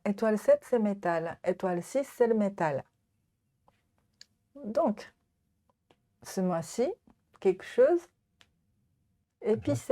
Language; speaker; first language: French; non-native, fluent; Japanese